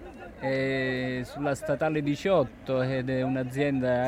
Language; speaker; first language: Italian; native; Italian